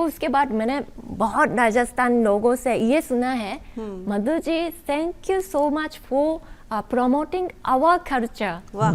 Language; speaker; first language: Hindi; non-native, learner; Japanese